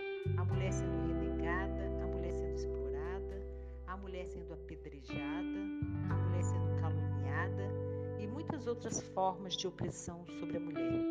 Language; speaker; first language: Portuguese; native; Portuguese